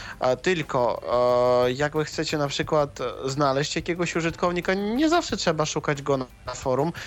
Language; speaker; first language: Polish; non-native, fluent; Russian